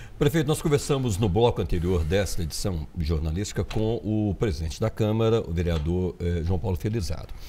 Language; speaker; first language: Portuguese; native; Portuguese